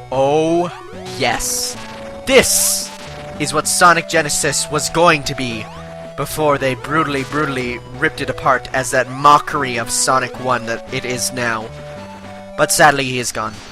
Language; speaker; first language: English; native; English